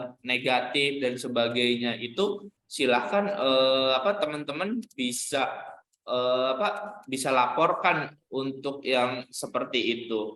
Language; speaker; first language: Indonesian; native; Indonesian